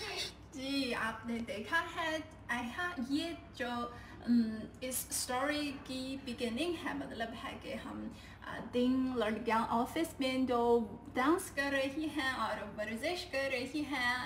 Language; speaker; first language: Hindi; non-native, learner; Chinese